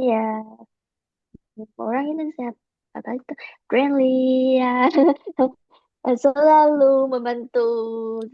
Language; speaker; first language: Indonesian; non-native, learner; Vietnamese